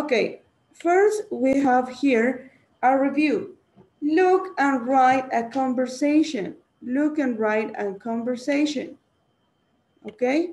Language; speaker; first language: English; non-native, learner; Spanish